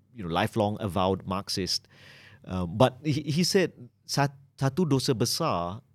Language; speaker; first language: English; non-native, local second language; Malay